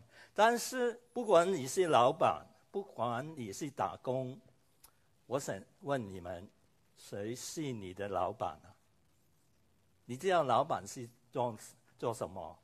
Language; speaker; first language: Chinese; non-native, local second language; Cantonese